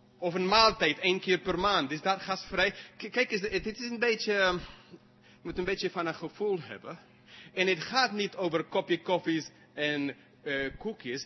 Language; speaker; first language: Dutch; non-native, fluent; English